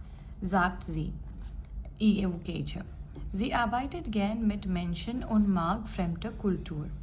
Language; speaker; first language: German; non-native, fluent; Gujarati